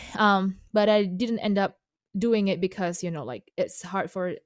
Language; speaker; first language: English; non-native, fluent; Indonesian